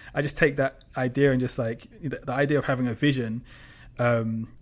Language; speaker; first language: English; native; English